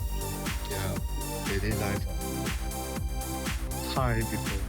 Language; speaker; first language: English; non-native, local second language; Chinese